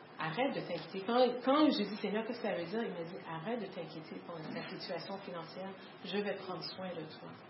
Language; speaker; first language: French; native; French